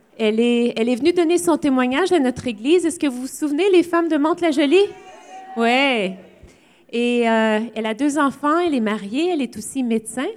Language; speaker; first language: French; native; French